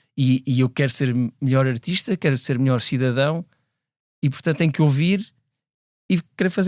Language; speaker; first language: Portuguese; native; Portuguese